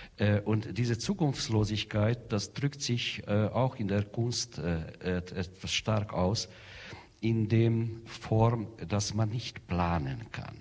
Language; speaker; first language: German; non-native, fluent; Hungarian